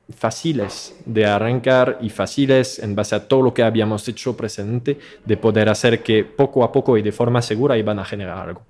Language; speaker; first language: Spanish; non-native, fluent; French